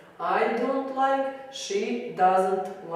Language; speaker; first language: English; non-native, learner; Russian